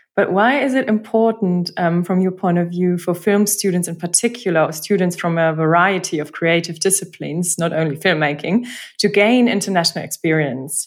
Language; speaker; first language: English; non-native, fluent; German